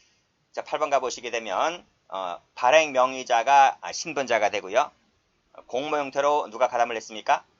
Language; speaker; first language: Korean; native; Korean